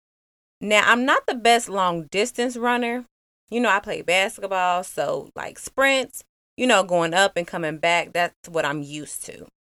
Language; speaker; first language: English; native; English